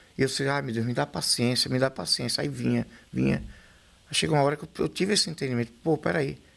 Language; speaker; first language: Portuguese; native; Portuguese